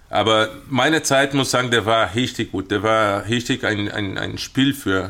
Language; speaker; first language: German; non-native, fluent; Portuguese